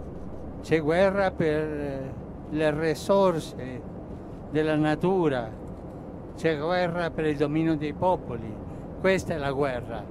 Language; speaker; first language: Italian; non-native, fluent; Spanish